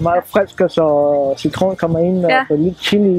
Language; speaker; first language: Danish; non-native, learner; Swahili